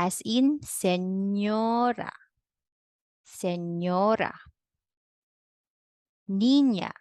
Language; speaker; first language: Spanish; non-native, fluent; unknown